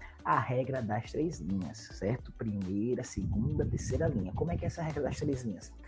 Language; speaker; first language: Portuguese; native; Portuguese